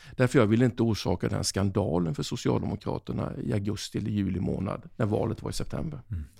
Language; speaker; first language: Swedish; native; Swedish